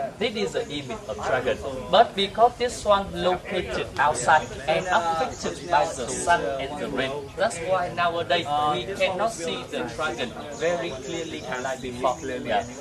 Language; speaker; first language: English; non-native, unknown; Vietnamese